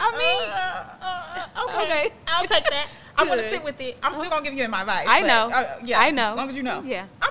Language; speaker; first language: English; native; English